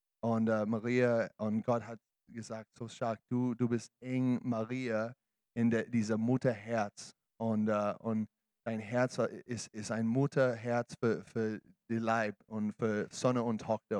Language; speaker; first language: German; non-native, learner; English